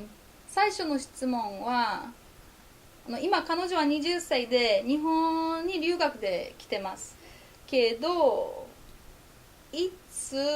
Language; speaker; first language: Japanese; non-native, fluent; Polish